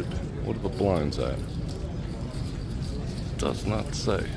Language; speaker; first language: English; native; English